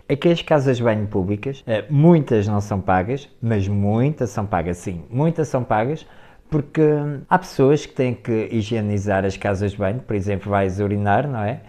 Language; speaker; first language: Portuguese; native; Portuguese